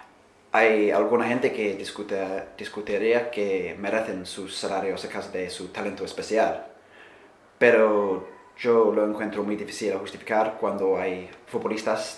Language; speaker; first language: Spanish; non-native, fluent; English